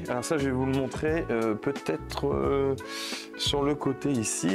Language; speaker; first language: French; native; French